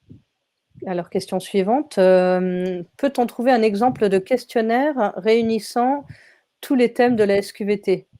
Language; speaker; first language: French; native; French